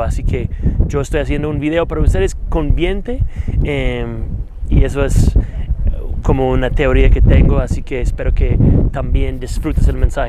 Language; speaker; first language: Spanish; non-native, fluent; English